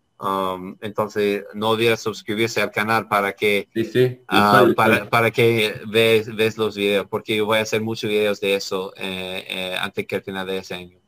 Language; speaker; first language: Spanish; non-native, learner; English